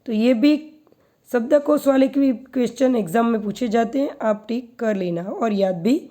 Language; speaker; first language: Hindi; non-native, local second language; Gujarati